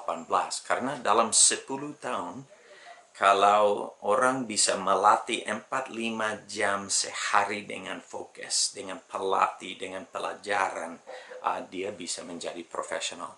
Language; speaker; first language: Indonesian; non-native, fluent; English